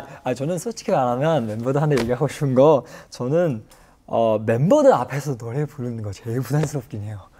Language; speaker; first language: Korean; non-native, fluent; Chinese